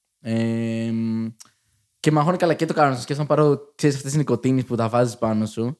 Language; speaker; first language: Greek; native; Greek